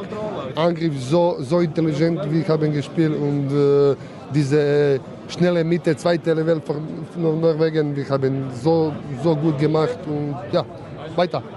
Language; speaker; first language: German; non-native, learner; Croatian